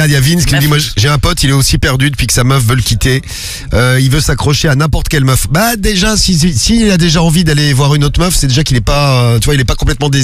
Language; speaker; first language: French; native; French